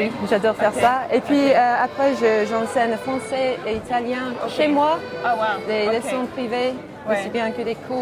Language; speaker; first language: French; non-native, fluent; English